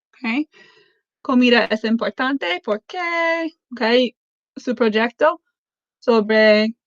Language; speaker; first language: Spanish; non-native, learner; English